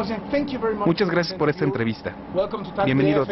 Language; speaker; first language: Spanish; native; Spanish